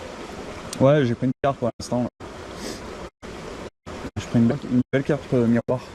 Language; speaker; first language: French; native; French